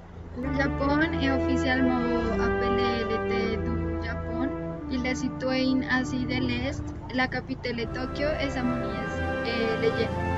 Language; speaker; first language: French; non-native, learner; Spanish